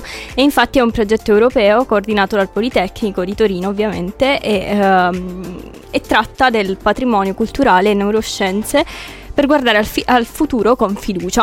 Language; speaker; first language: Italian; native; Italian